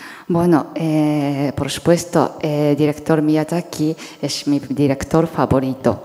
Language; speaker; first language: Spanish; non-native, fluent; Japanese